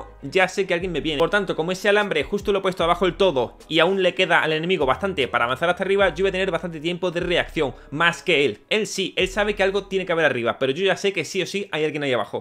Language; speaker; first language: Spanish; native; Spanish